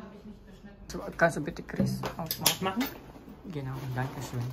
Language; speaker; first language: German; non-native, fluent; Filipino